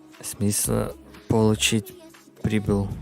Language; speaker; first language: Russian; non-native, learner; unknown